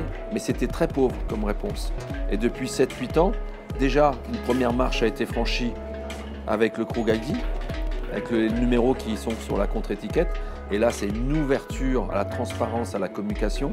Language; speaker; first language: French; native; French